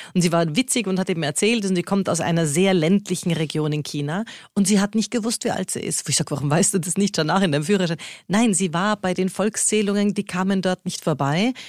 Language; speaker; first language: German; native; German